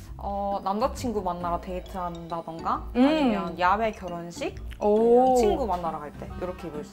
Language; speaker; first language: Korean; native; Korean